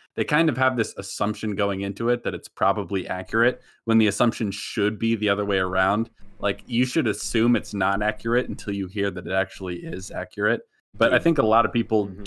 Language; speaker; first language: English; native; English